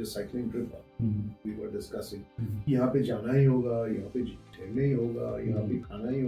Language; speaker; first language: Hindi; non-native, local second language; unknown